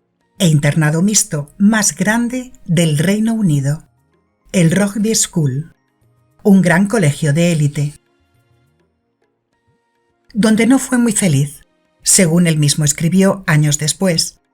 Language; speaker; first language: Spanish; native; Spanish